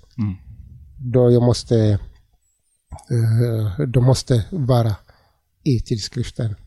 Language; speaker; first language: Swedish; non-native, learner; Tigrinya